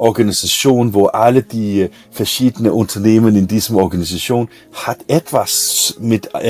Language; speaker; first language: German; non-native, learner; Danish